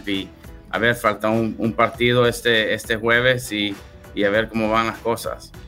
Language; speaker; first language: Spanish; early bilingual, heritage; English